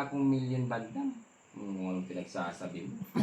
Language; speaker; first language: Filipino; native; Filipino